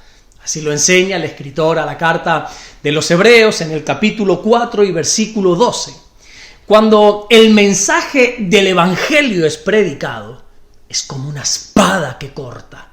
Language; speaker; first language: Spanish; native; Spanish